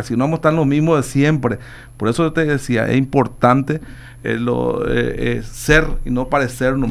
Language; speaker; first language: Spanish; native; Spanish